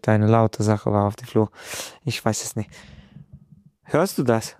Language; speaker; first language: German; non-native, fluent; Hungarian